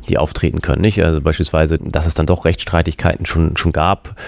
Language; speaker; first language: German; native; German